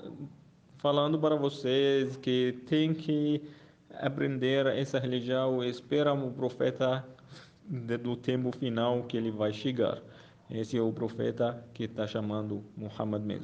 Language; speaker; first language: Portuguese; non-native, fluent; Arabic